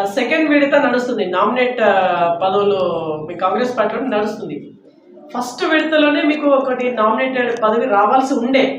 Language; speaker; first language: Telugu; native; Telugu